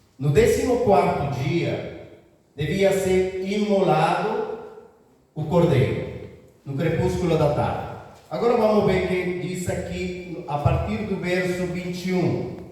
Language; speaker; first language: Portuguese; non-native, fluent; Spanish